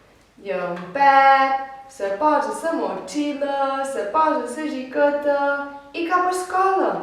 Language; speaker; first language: Catalan; native; Catalan